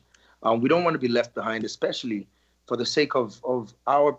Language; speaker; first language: English; non-native, local second language; Yoruba